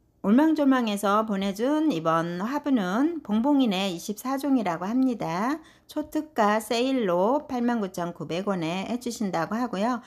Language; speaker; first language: Korean; native; Korean